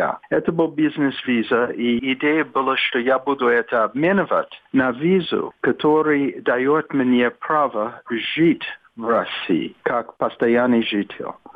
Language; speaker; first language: Russian; non-native, fluent; English